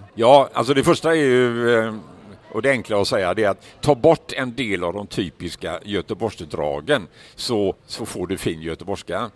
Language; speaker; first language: Swedish; native; Swedish